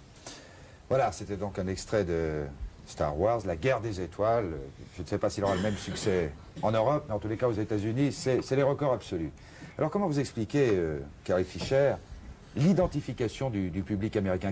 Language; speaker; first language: French; native; French